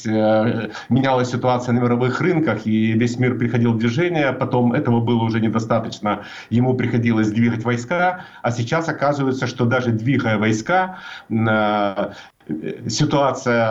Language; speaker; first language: Russian; native; Russian